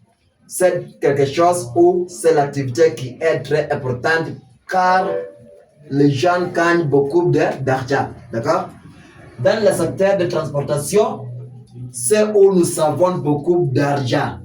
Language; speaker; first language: French; non-native, fluent; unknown